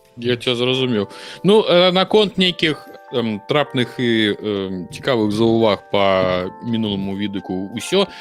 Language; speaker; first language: Belarusian; non-native, local second language; Russian